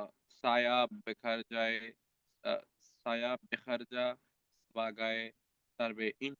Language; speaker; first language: Indonesian; non-native, learner; Bangla